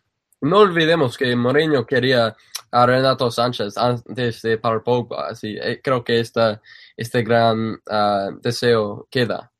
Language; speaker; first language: Spanish; non-native, fluent; English